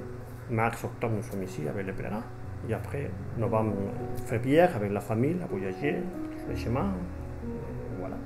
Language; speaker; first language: French; non-native, fluent; Spanish